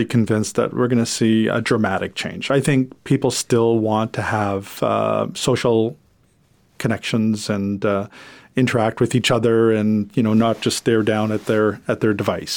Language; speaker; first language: English; non-native, fluent; French